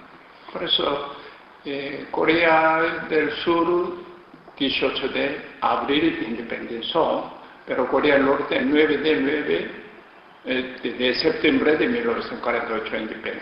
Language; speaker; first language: Spanish; non-native, learner; Korean